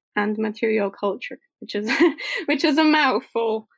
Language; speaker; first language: English; non-native, fluent; Polish